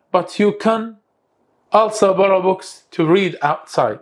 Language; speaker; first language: English; non-native, fluent; Arabic